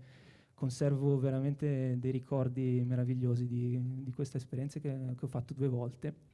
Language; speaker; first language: Italian; native; Italian